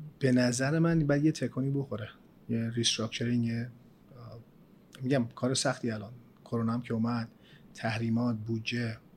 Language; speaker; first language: Persian; early bilingual, other home language; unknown